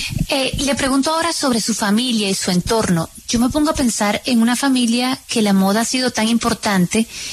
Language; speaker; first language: Spanish; native; Spanish